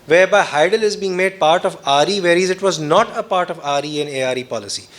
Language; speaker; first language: English; non-native, local second language; Urdu